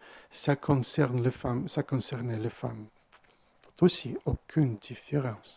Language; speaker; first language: French; non-native, fluent; Russian